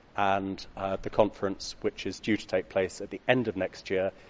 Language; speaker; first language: English; native; English